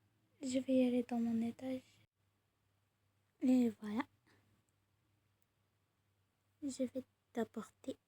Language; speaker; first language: French; non-native, learner; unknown